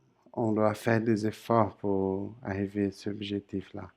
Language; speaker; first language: French; non-native, learner; Portuguese